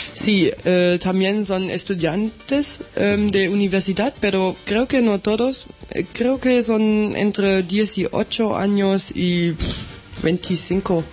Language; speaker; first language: Spanish; non-native, learner; German